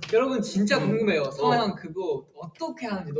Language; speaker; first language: Korean; non-native, fluent; Chinese